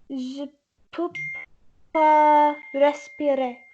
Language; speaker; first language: French; non-native, learner; English